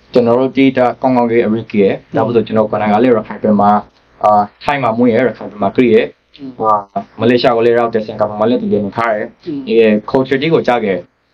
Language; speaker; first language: Burmese; native; Burmese